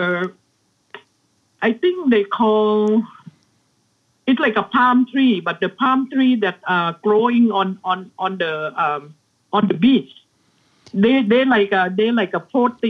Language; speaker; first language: English; non-native, learner; Thai